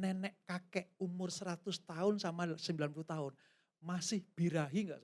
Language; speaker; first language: Indonesian; native; Indonesian